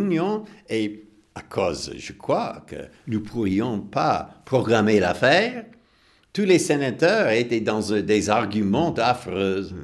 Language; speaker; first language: French; non-native, fluent; English